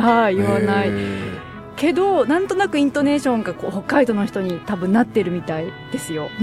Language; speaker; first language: Japanese; native; Japanese